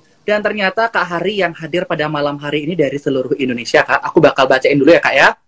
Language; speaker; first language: Indonesian; native; Indonesian